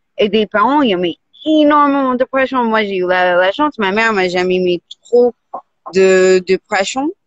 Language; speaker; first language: French; non-native, fluent; English